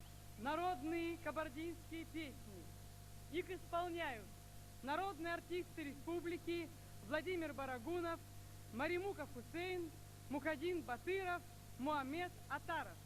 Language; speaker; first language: Russian; native; Russian